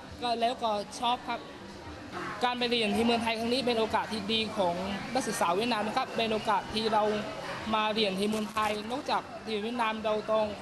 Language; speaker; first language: Thai; non-native, learner; Vietnamese